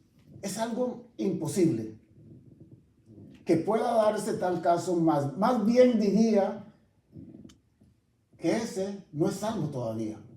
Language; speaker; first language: Spanish; native; Spanish